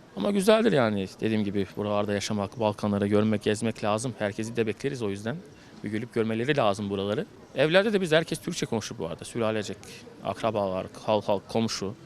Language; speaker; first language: Turkish; native; Turkish